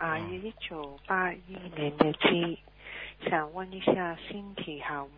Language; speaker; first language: Chinese; early bilingual, heritage; Chinese